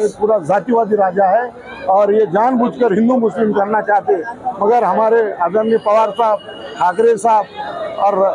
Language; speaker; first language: Hindi; non-native, local second language; Marathi